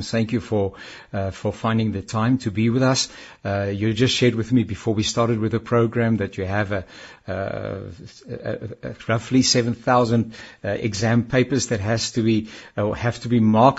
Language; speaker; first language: English; non-native, local second language; Afrikaans